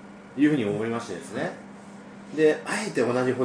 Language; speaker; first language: Japanese; native; Japanese